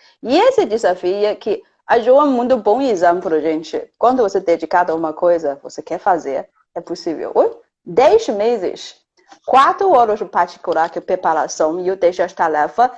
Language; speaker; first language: Portuguese; non-native, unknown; Chinese